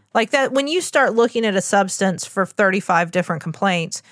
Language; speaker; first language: English; native; English